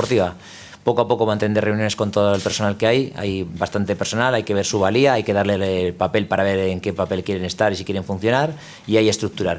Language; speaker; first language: Spanish; native; Spanish